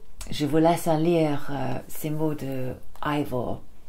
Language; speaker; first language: French; non-native, learner; English